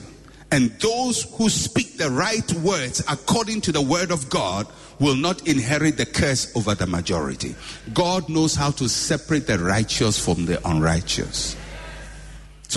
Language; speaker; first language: English; non-native, local second language; Akan